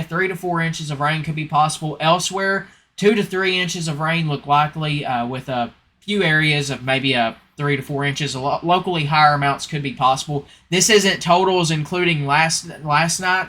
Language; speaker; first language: English; native; English